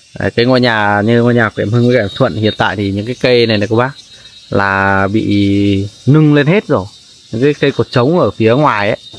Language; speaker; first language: Vietnamese; non-native, local second language; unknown